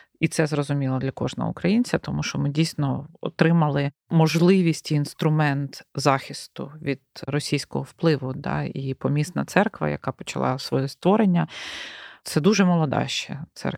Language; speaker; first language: Ukrainian; native; Ukrainian